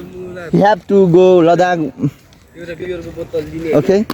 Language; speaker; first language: English; non-native, learner; Nepali